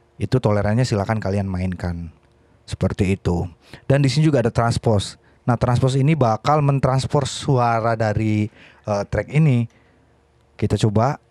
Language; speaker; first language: Indonesian; native; Indonesian